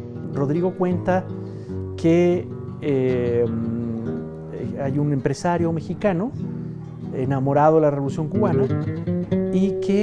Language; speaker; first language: Spanish; native; Spanish